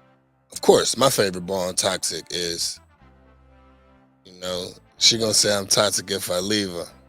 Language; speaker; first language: English; native; English